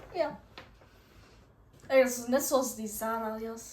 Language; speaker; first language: Dutch; early bilingual, other home language; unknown